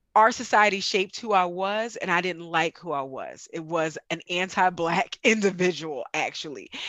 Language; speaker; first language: English; native; English